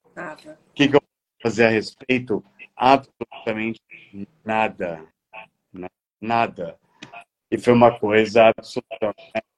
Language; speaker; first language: Portuguese; native; Portuguese